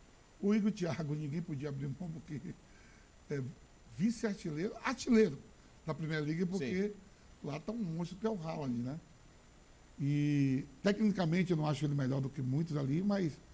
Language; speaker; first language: Portuguese; native; Portuguese